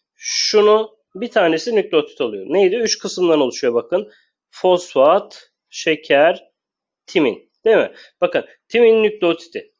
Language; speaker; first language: Turkish; native; Turkish